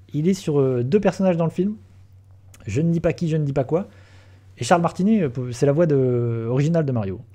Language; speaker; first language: French; native; French